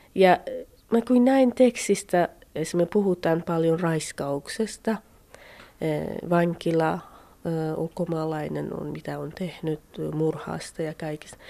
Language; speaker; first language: Finnish; non-native, learner; Central Kurdish